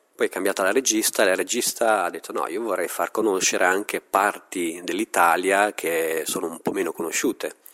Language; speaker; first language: Italian; native; Italian